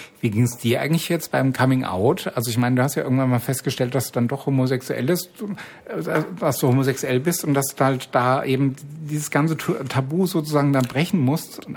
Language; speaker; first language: German; native; German